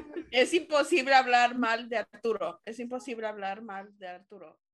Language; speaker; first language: Spanish; early bilingual, heritage; Spanish